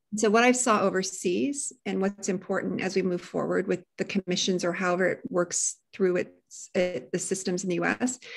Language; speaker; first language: English; native; English